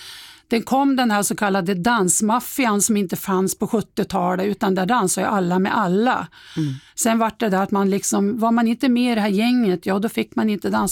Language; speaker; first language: Swedish; native; Swedish